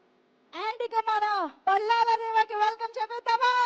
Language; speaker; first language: Telugu; native; Telugu